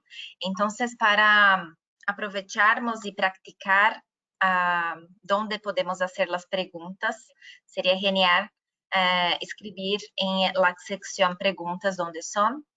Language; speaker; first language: Spanish; non-native, fluent; Portuguese